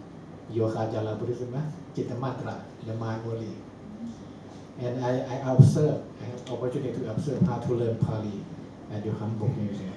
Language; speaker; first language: English; non-native, fluent; Thai